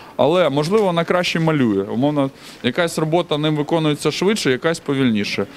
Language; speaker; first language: Ukrainian; native; Ukrainian